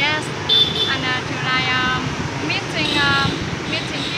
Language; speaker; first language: English; non-native, learner; Vietnamese